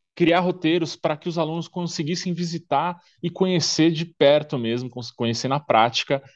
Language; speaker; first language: Portuguese; native; Portuguese